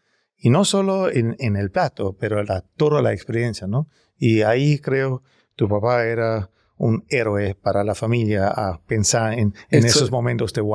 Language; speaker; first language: Spanish; non-native, learner; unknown